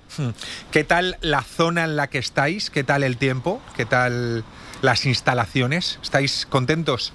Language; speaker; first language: Spanish; non-native, learner; Portuguese